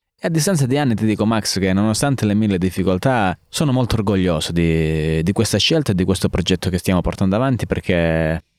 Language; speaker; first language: Italian; native; Italian